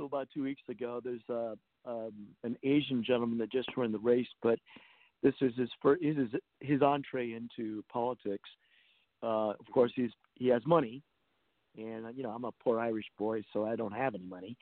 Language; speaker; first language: English; native; English